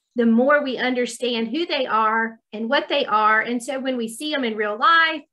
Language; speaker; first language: English; native; English